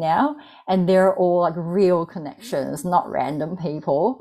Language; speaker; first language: English; non-native, fluent; Chinese